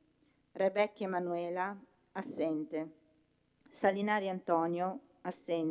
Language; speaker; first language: Italian; native; Italian